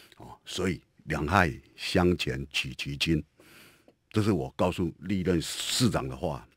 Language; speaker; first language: Chinese; native; Chinese